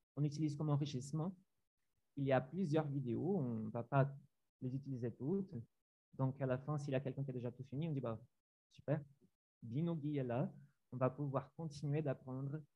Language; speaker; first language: French; non-native, fluent; Portuguese